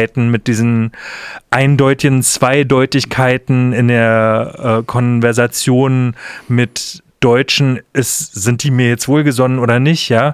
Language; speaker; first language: German; native; German